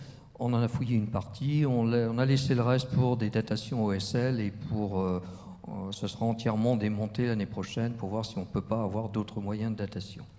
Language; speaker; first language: French; native; French